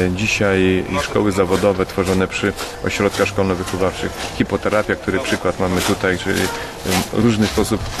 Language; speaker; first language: Polish; native; Polish